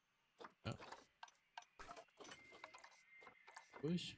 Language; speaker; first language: German; native; German